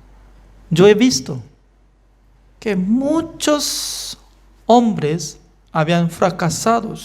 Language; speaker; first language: Spanish; non-native, fluent; Korean